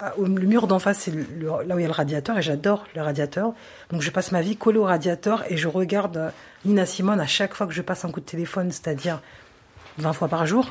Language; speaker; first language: French; native; French